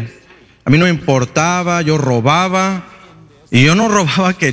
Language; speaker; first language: Spanish; early bilingual, heritage; Spanish